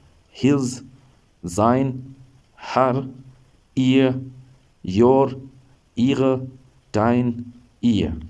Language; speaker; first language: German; non-native, learner; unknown